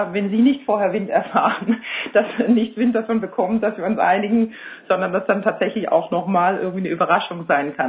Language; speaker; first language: German; native; German